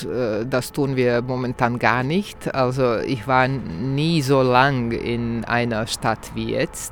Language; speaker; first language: German; non-native, fluent; Croatian